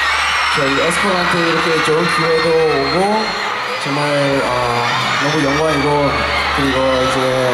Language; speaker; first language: Korean; non-native, fluent; Thai